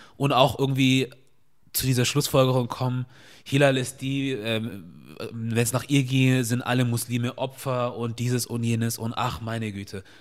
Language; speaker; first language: German; early bilingual, other home language; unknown